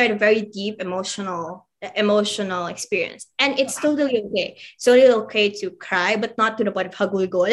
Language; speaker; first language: English; non-native, local second language; Cebuano